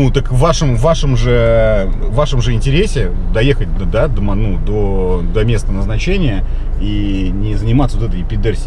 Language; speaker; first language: Russian; native; Russian